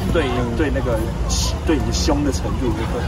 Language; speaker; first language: Chinese; native; Chinese